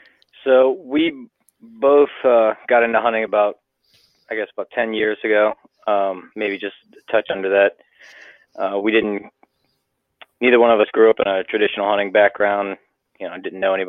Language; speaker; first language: English; native; English